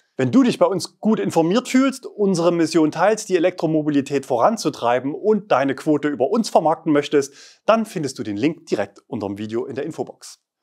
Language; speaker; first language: German; native; German